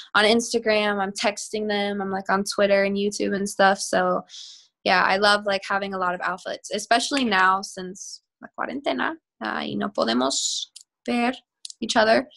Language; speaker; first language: English; native; English